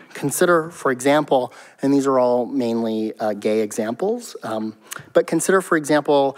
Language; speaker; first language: English; native; English